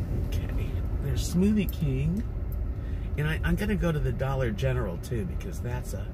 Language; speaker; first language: English; native; English